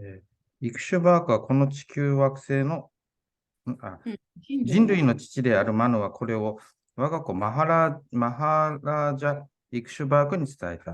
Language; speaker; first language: Japanese; native; Japanese